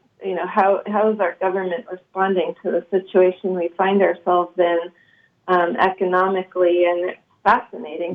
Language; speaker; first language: English; native; English